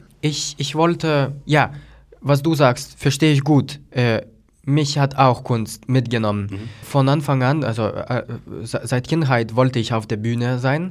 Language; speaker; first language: German; non-native, fluent; Lithuanian